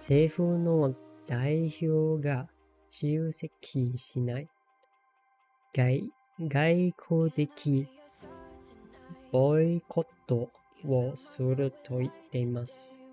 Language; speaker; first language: Japanese; non-native, learner; English